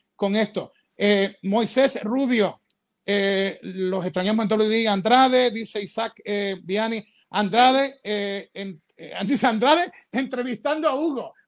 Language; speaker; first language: Spanish; native; Spanish